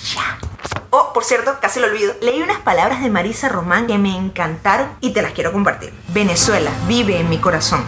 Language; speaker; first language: Spanish; native; Spanish